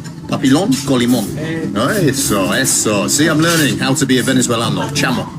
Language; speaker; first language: Spanish; non-native, learner; English